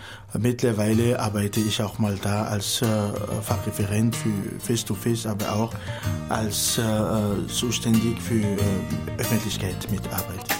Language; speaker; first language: German; non-native, fluent; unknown